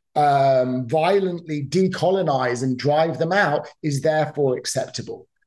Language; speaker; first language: English; native; English